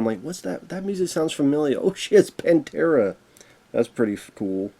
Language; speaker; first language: English; native; English